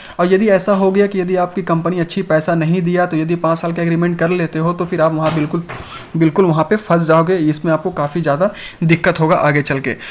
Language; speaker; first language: Hindi; native; Hindi